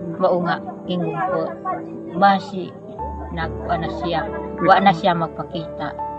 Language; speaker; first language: Cebuano; non-native, local second language; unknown